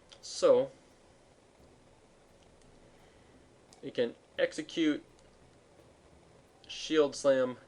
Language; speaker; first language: English; native; English